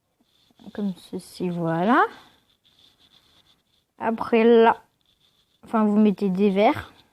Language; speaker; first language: French; native; French